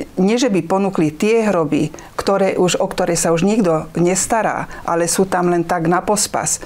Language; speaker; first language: Slovak; non-native, local second language; Hungarian